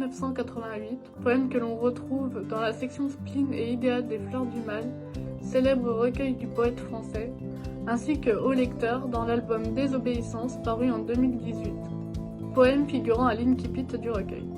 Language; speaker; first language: French; native; French